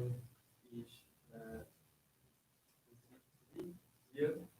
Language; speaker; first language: German; non-native, learner; English